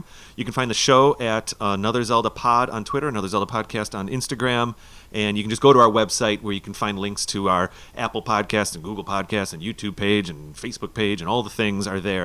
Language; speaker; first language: English; native; English